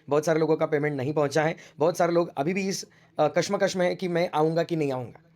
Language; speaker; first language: Hindi; non-native, local second language; Marathi